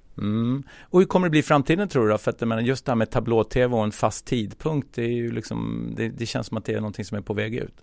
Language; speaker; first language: Swedish; native; Swedish